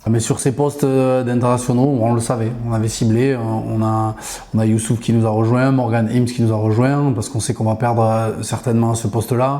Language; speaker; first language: French; native; French